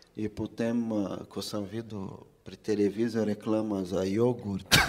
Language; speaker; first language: Slovenian; non-native, fluent; Portuguese